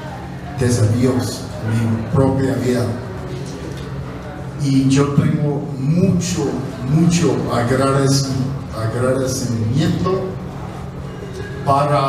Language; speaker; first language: Spanish; non-native, fluent; English